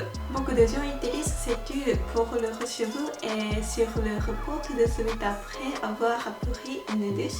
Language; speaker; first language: French; non-native, fluent; Japanese